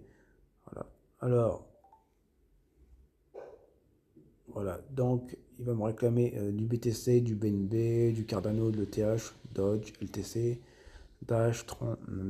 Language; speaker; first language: French; native; French